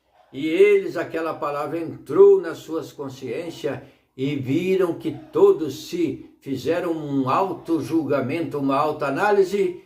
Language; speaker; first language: Portuguese; native; Portuguese